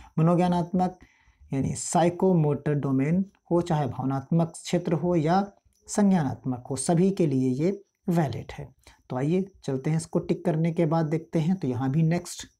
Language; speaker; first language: Hindi; native; Hindi